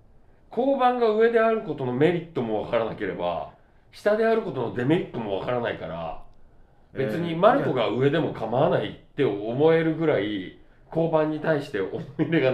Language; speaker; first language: Japanese; native; Japanese